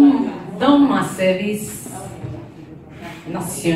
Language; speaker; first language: French; non-native, learner; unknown